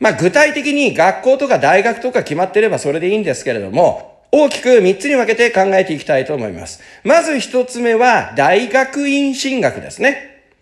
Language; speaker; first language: Japanese; native; Japanese